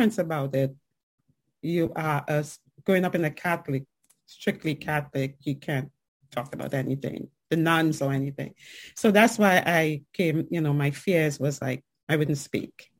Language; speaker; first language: English; native; English